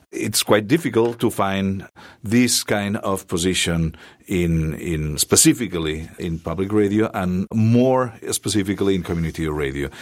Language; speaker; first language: English; non-native, fluent; Spanish